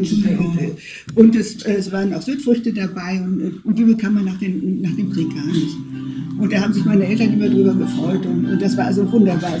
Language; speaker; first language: German; native; German